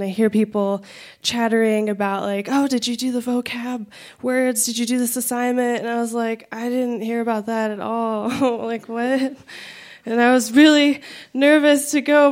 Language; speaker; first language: English; native; English